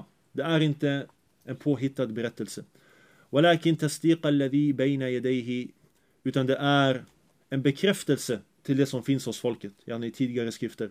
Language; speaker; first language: Swedish; early bilingual, other home language; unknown